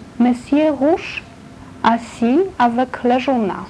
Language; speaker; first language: French; non-native, learner; Polish